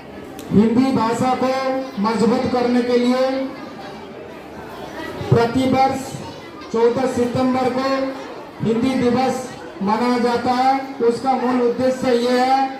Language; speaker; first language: Hindi; non-native, local second language; Odia